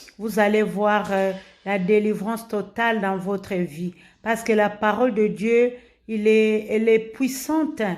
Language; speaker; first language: French; non-native, local second language; Lingala